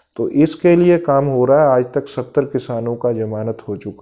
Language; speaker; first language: Hindi; non-native, local second language; Punjabi